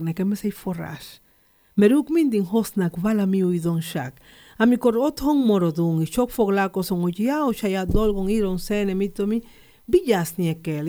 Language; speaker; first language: Hungarian; non-native, fluent; Spanish